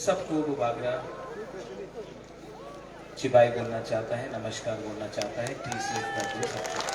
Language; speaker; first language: Hindi; non-native, local second language; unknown